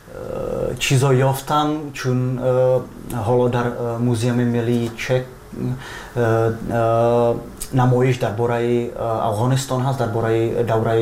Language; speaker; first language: Persian; non-native, fluent; Czech